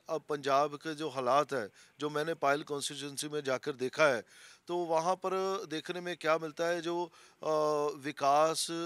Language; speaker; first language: Hindi; non-native, local second language; Punjabi